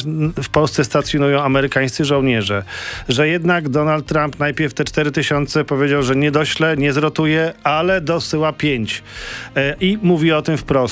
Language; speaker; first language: Polish; native; Polish